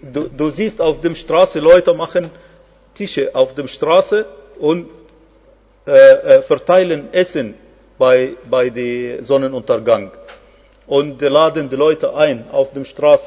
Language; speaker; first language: German; non-native, fluent; Arabic